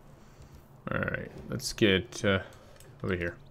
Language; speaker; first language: English; native; English